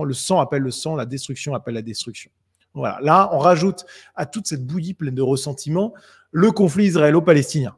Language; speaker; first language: French; native; French